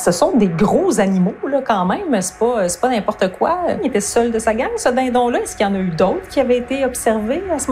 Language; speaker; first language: French; native; French